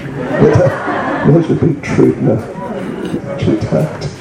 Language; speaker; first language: Russian; non-native, learner; English